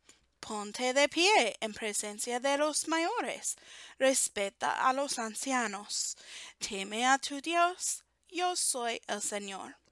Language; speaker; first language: Spanish; non-native, fluent; English